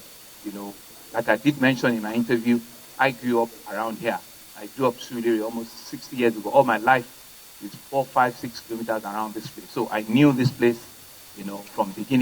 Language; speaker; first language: English; non-native, local second language; Yoruba